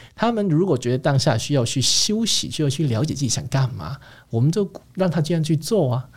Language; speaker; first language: Chinese; non-native, local second language; Cantonese